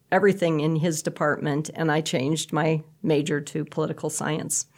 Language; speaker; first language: English; native; English